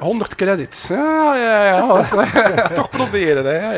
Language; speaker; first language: Dutch; native; Dutch